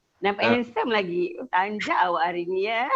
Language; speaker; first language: Malay; native; Malay